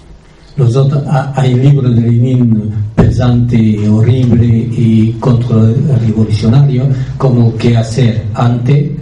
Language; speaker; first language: Spanish; non-native, fluent; French